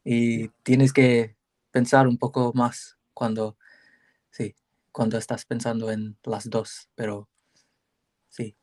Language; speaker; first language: Spanish; non-native, learner; English